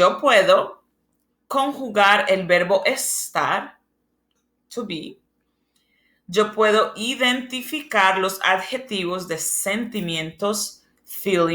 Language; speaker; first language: Spanish; non-native, fluent; English